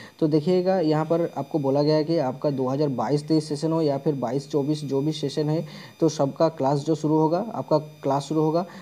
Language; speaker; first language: Hindi; non-native, local second language; Bangla